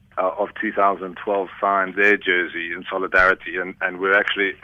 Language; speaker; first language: English; native; English